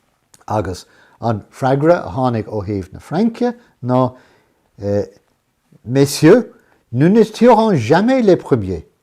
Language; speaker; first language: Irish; non-native, local second language; English